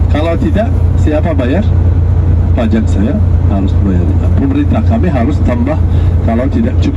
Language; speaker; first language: Indonesian; non-native, learner; Turkish